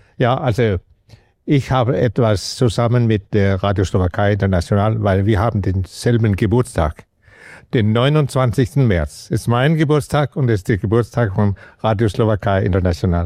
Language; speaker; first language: German; non-native, fluent; Danish